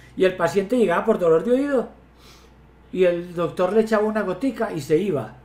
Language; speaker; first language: Spanish; native; Spanish